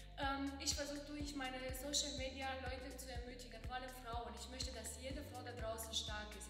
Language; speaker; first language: German; non-native, fluent; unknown